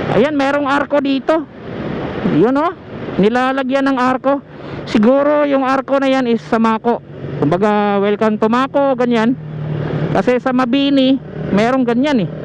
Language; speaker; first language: Filipino; non-native, local second language; Cebuano